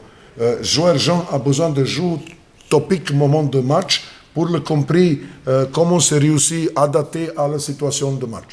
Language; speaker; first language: French; non-native, learner; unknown